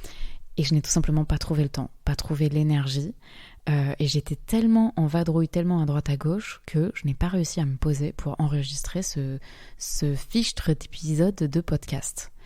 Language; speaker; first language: French; native; French